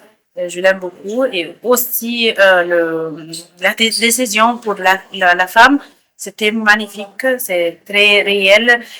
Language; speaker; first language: French; non-native, fluent; Arabic